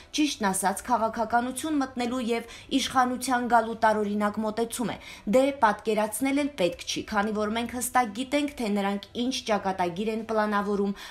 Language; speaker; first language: Armenian; native; Armenian